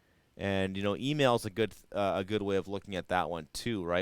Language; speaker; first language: English; native; English